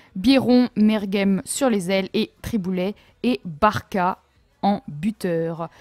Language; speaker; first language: French; native; French